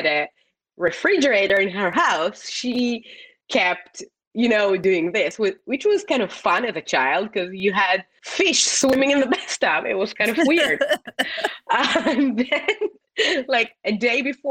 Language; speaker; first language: English; non-native, fluent; Hebrew